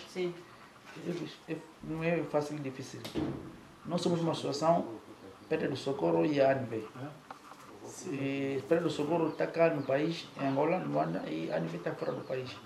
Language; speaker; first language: Portuguese; native; Portuguese